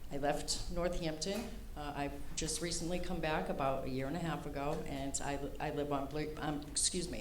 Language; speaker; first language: English; native; English